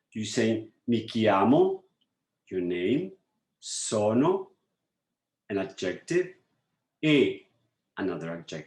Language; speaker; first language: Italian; non-native, fluent; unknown